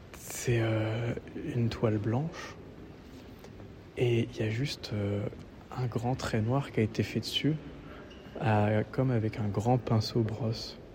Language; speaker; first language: French; native; French